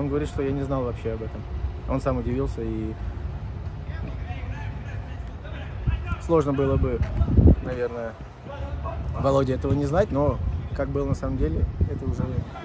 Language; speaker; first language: Russian; native; Russian